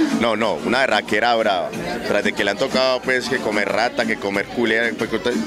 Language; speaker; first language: Spanish; early bilingual, heritage; Spanish